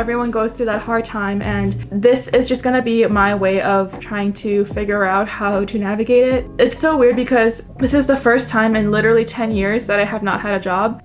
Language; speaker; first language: English; early bilingual, other home language; Korean